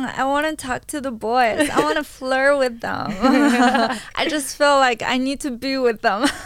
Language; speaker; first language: English; non-native, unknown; Chinese